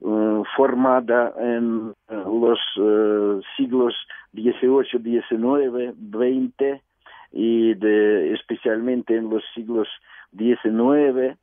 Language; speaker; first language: Spanish; non-native, fluent; Russian